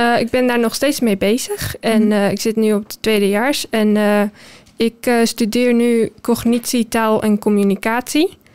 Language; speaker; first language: Dutch; early bilingual, heritage; Dutch